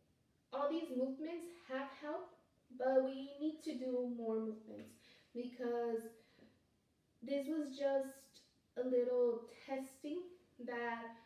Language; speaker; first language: English; non-native, fluent; Spanish